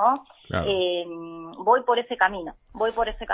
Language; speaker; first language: Spanish; native; Spanish